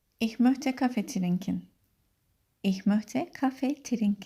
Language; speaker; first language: German; non-native, fluent; Turkish